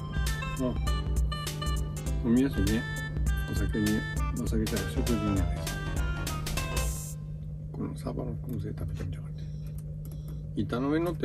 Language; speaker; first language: Japanese; native; Japanese